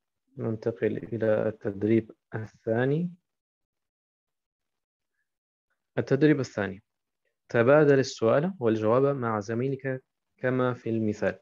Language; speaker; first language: Arabic; non-native, fluent; German